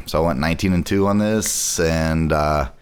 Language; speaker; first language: English; native; English